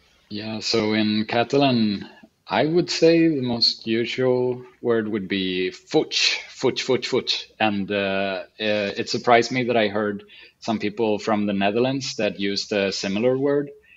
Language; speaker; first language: English; non-native, fluent; Spanish